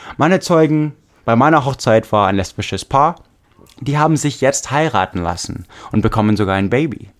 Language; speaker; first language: German; non-native, fluent; English